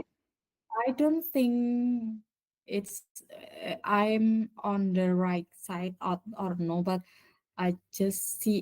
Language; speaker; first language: English; non-native, learner; Indonesian